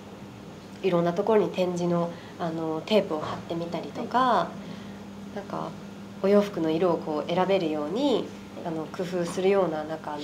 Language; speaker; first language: Japanese; native; Japanese